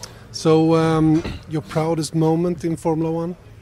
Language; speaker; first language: English; non-native, fluent; Swedish